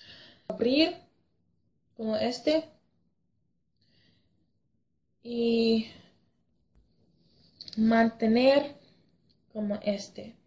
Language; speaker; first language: Spanish; non-native, learner; English